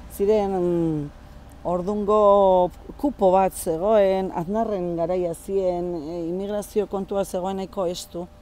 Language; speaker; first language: Basque; native; Basque